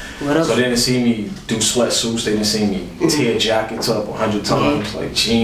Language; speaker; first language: English; native; English